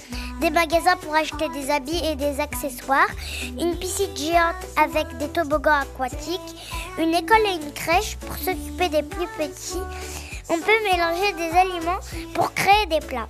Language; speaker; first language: French; native; French